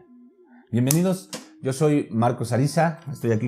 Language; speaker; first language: Spanish; native; Spanish